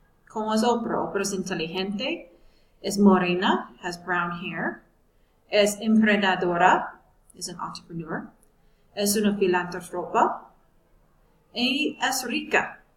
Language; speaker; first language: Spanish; non-native, fluent; English